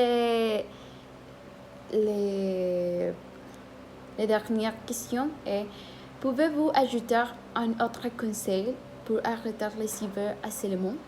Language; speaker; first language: French; non-native, learner; Spanish